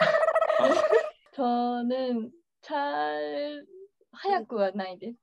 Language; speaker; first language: Korean; non-native, learner; Japanese